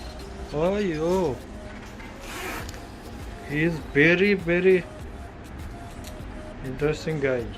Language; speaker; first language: English; non-native, learner; Bangla